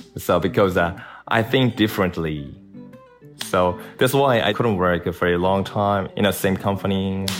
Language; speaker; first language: English; non-native, learner; Korean